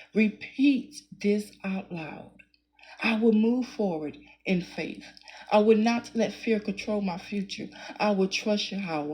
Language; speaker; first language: English; native; English